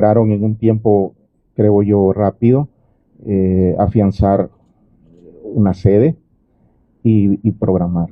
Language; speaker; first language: Spanish; native; Spanish